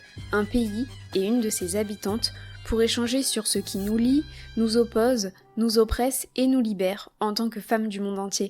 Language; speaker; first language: French; native; French